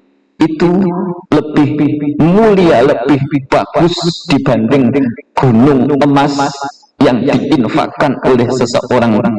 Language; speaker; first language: Indonesian; non-native, local second language; Javanese